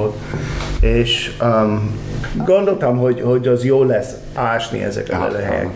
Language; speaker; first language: Hungarian; non-native, learner; English